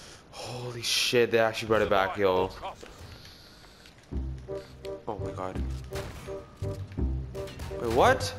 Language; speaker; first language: English; native; English